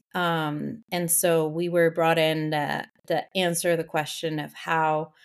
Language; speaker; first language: English; non-native, fluent; Spanish